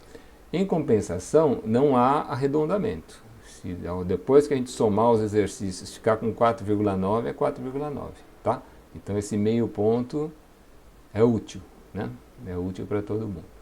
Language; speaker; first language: Portuguese; native; Portuguese